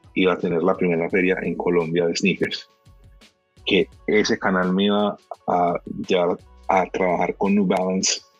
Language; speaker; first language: Spanish; early bilingual, heritage; Spanish